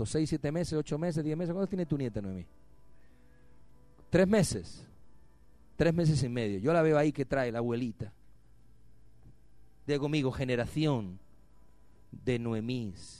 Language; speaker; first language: Spanish; native; Spanish